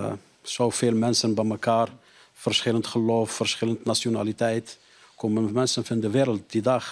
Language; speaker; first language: Dutch; non-native, learner; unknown